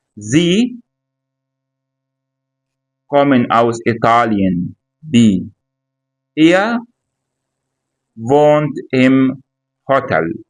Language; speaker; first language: German; non-native, fluent; Arabic